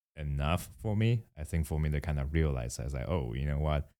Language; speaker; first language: English; non-native, fluent; Chinese